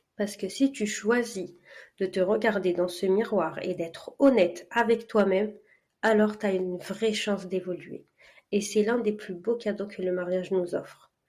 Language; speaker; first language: French; early bilingual, other home language; Arabic